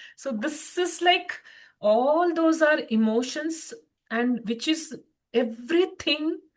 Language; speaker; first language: English; non-native, local second language; Kannada